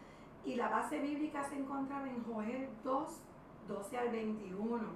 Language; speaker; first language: Spanish; native; Spanish